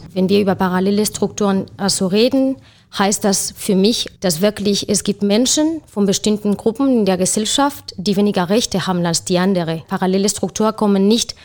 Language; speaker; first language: German; non-native, fluent; Spanish